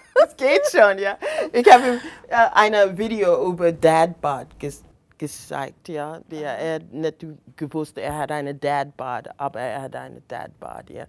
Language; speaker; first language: German; non-native, learner; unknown